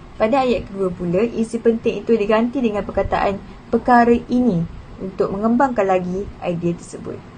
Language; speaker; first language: Malay; native; Malay